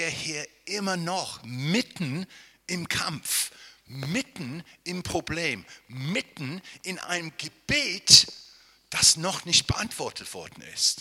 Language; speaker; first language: German; non-native, fluent; English